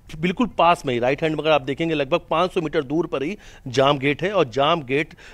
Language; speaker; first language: Hindi; native; Hindi